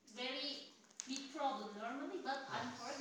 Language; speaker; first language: English; non-native, learner; Turkish